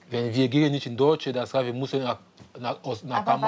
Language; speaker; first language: German; non-native, learner; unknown